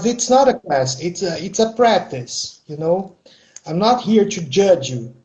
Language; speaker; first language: English; non-native, fluent; Portuguese